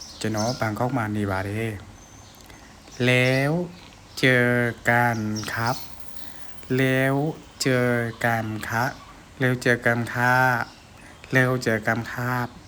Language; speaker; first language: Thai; non-native, fluent; Burmese